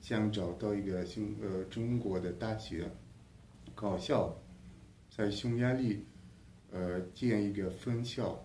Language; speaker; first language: Chinese; non-native, fluent; Hungarian